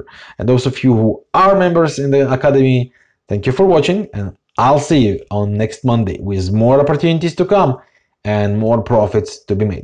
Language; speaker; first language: English; non-native, fluent; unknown